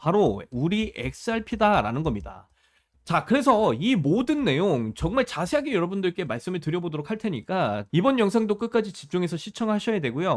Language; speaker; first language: Korean; native; Korean